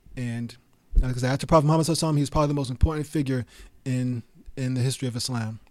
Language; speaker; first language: English; native; English